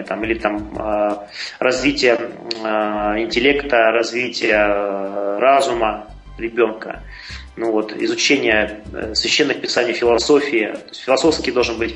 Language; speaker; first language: Russian; native; Russian